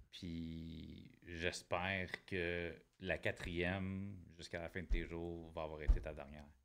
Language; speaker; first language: French; native; French